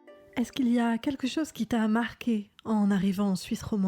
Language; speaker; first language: French; native; French